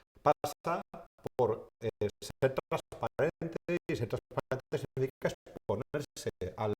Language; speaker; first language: Spanish; native; Spanish